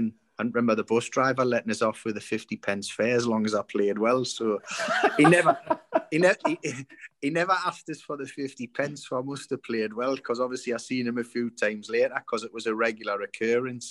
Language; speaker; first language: English; native; English